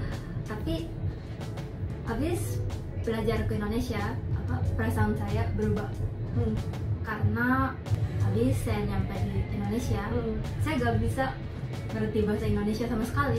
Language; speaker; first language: Indonesian; non-native, fluent; Japanese